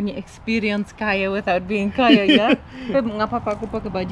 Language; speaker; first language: Indonesian; non-native, learner; English